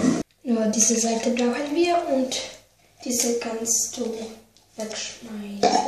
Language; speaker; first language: German; non-native, learner; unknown